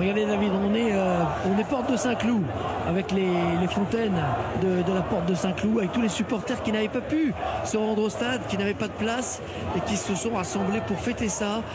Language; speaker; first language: French; native; French